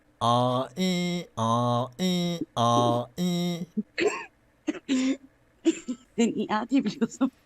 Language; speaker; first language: Turkish; native; Turkish